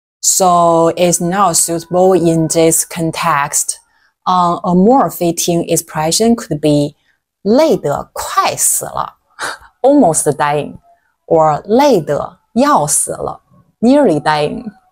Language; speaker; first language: English; non-native, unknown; Chinese